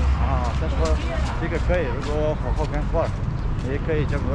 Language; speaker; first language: Chinese; non-native, learner; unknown